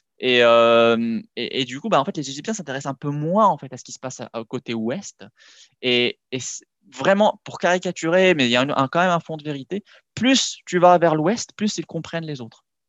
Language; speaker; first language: French; non-native, local second language; Arabic